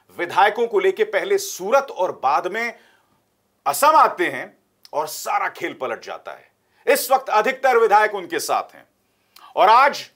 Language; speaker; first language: Hindi; native; Hindi